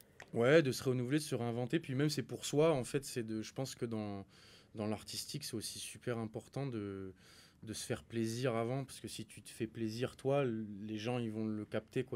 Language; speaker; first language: French; native; French